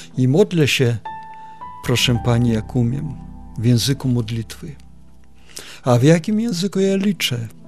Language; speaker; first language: Polish; native; Polish